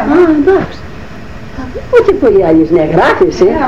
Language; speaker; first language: Greek; native; Greek